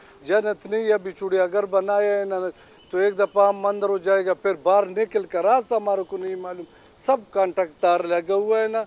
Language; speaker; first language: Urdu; non-native, local second language; Pashto